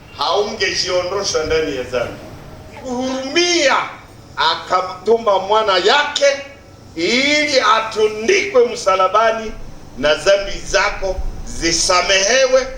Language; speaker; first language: Swahili; non-native, local second language; Nande